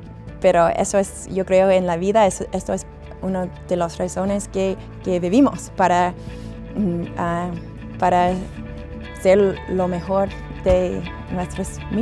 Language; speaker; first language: Spanish; non-native, learner; English